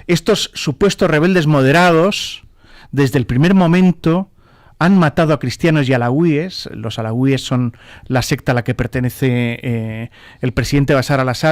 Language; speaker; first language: Spanish; native; Spanish